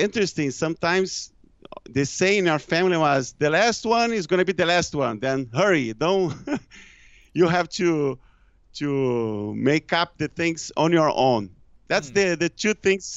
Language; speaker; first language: English; non-native, fluent; Portuguese